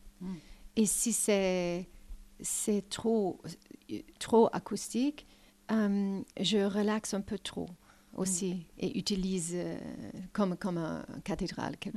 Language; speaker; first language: French; non-native, learner; English